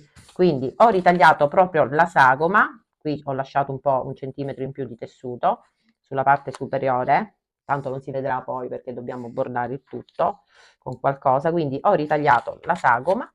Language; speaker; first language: Italian; native; Italian